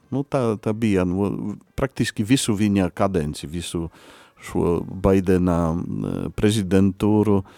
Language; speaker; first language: Latvian; non-native, fluent; Polish